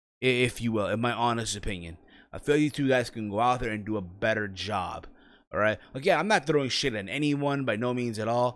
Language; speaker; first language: English; native; English